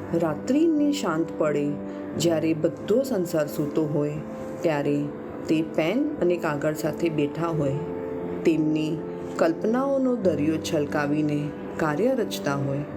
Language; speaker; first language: Gujarati; non-native, local second language; Kachhi